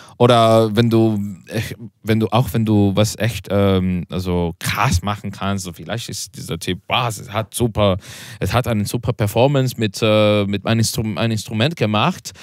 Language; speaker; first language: German; non-native, learner; Spanish